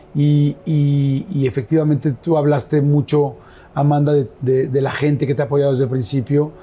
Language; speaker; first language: Spanish; native; Spanish